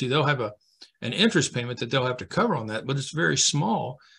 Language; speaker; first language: English; native; English